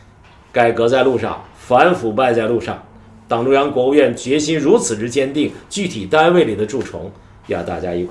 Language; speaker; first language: Chinese; native; Chinese